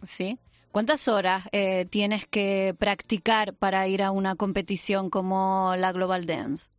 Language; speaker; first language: Spanish; native; Spanish